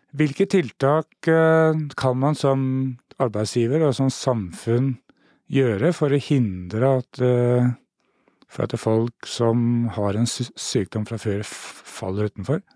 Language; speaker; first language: Norwegian; native; Norwegian